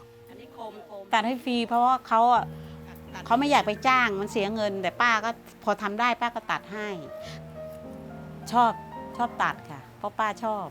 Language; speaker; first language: Thai; native; Thai